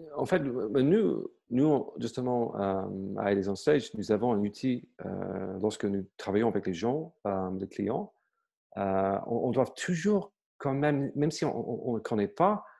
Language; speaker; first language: French; non-native, fluent; English